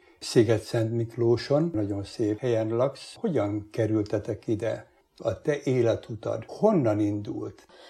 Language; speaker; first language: Hungarian; native; Hungarian